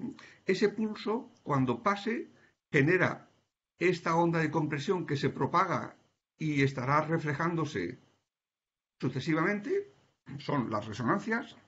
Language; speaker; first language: Spanish; native; Spanish